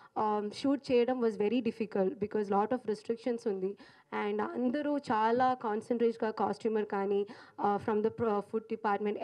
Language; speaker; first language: Telugu; non-native, learner; Malayalam